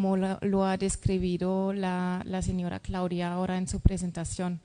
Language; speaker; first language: Spanish; non-native, fluent; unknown